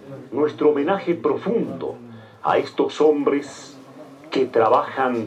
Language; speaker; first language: Spanish; non-native, local second language; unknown